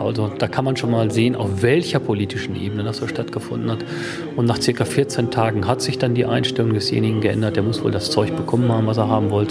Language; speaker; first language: German; native; German